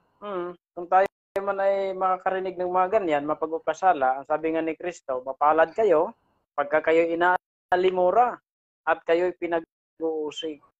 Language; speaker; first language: Filipino; native; Filipino